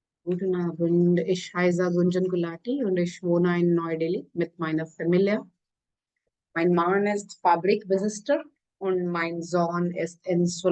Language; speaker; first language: German; non-native, fluent; Hindi